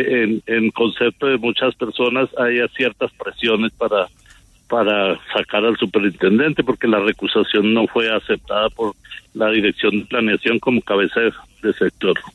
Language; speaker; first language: Spanish; native; Spanish